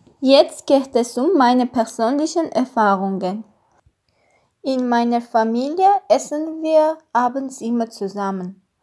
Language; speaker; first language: German; non-native, learner; Armenian